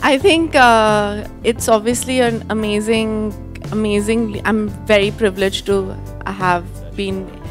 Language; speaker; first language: English; non-native, local second language; Hindi